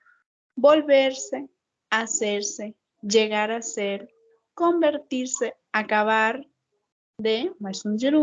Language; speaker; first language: Spanish; non-native, learner; Portuguese